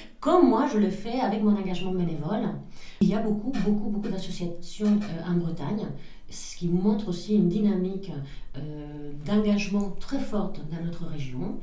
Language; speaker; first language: French; non-native, fluent; Spanish